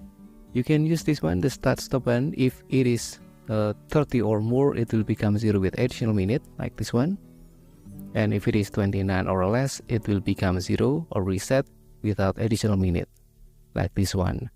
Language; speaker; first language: English; non-native, fluent; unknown